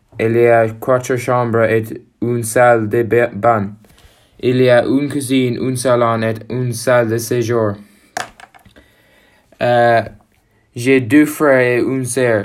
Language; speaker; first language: French; non-native, learner; English